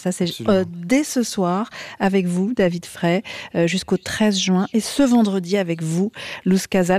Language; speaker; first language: French; native; French